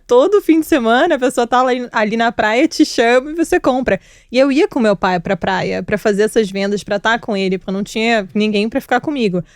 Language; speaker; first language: Portuguese; early bilingual, other home language; Georgian